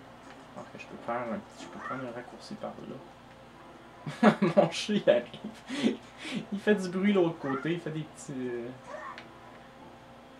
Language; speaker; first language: French; native; French